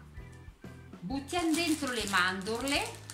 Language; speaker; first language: Italian; native; Italian